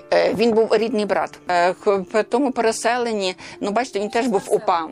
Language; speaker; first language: Ukrainian; native; Ukrainian